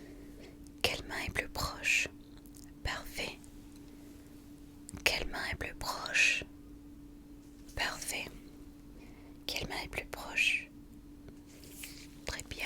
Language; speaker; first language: French; non-native, fluent; English